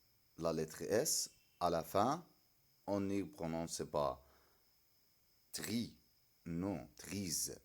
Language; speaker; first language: French; non-native, fluent; Arabic